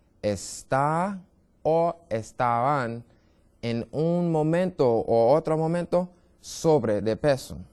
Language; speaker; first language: Spanish; non-native, learner; English